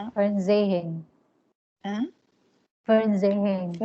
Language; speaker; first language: German; non-native, learner; Filipino